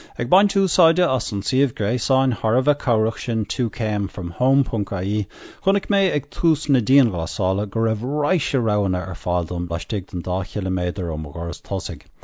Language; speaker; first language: Irish; non-native, local second language; English